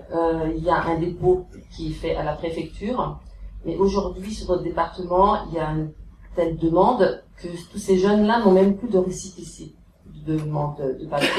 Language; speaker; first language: French; native; French